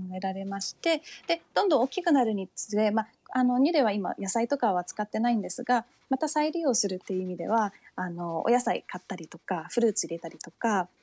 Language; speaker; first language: Japanese; early bilingual, heritage; Japanese